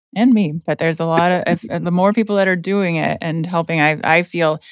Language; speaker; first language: English; native; English